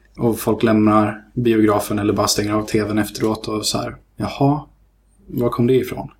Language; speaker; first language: Swedish; native; Swedish